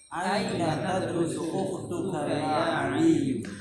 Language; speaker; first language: Arabic; non-native, learner; Indonesian